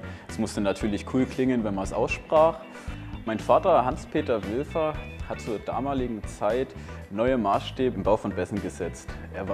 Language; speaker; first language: German; native; German